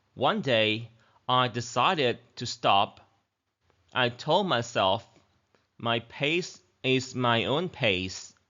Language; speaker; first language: English; non-native, fluent; Thai